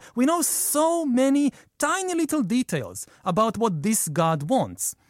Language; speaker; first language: English; non-native, fluent; Hebrew